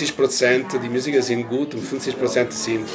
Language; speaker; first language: German; non-native, learner; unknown